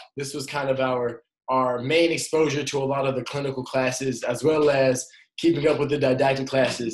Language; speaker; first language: English; native; English